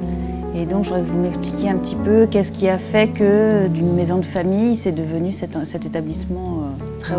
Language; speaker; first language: French; native; French